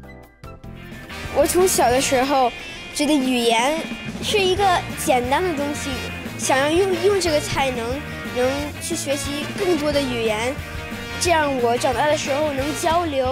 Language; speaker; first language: Chinese; non-native, learner; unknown